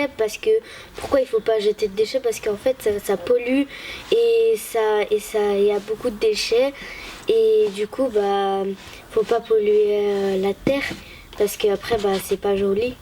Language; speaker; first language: French; native; French